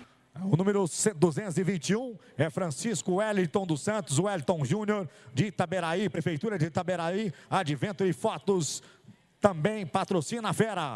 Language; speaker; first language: Portuguese; native; Portuguese